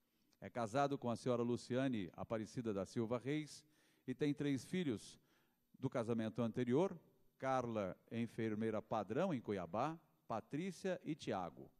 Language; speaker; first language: Portuguese; native; Portuguese